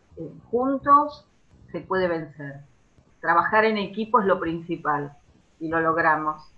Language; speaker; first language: Spanish; native; Spanish